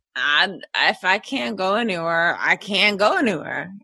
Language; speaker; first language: English; native; English